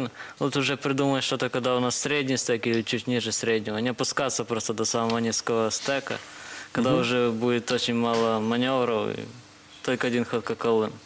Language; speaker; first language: Russian; native; Russian